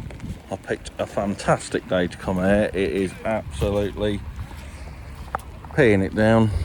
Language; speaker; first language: English; native; English